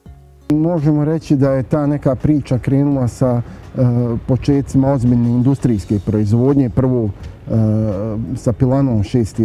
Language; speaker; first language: Bosnian; native; Bosnian